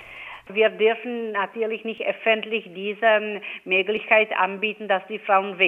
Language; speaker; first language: German; non-native, fluent; Czech